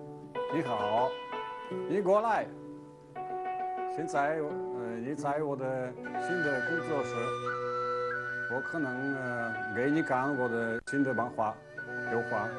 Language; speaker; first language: Chinese; non-native, learner; Slovak